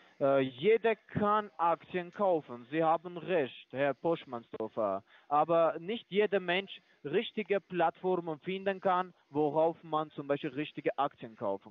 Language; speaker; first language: German; non-native, fluent; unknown